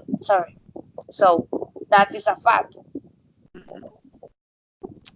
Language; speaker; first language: English; non-native, learner; Spanish